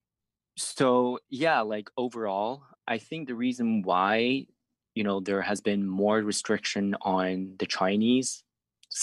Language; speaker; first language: English; non-native, fluent; Chinese